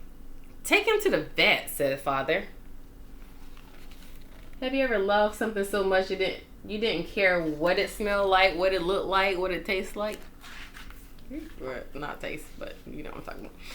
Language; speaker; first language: English; native; English